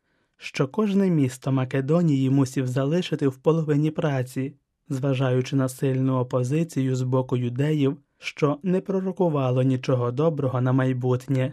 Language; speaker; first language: Ukrainian; native; Ukrainian